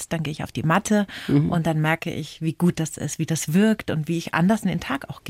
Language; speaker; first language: German; native; German